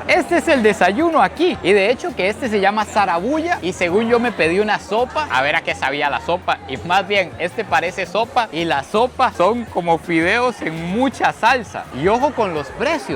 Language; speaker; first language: Spanish; native; Spanish